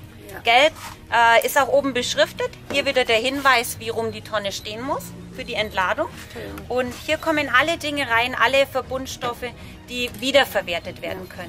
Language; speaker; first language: German; native; German